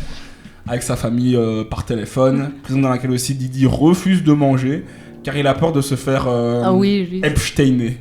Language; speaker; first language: French; native; French